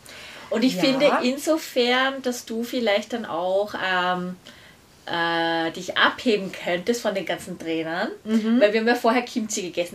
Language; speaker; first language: German; non-native, learner; Korean